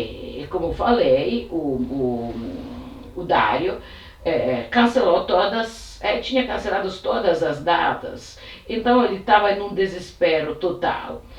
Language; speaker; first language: Portuguese; non-native, fluent; Italian